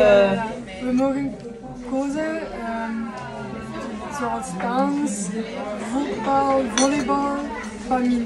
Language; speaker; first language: Dutch; non-native, learner; French